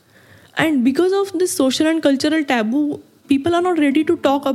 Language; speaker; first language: English; non-native, local second language; Marathi